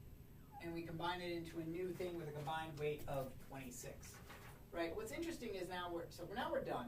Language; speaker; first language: English; native; English